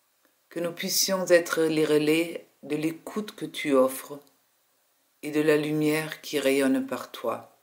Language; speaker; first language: French; native; French